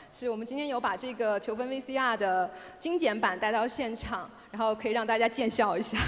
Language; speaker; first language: Chinese; native; Chinese